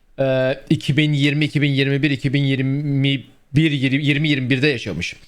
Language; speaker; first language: Turkish; native; Turkish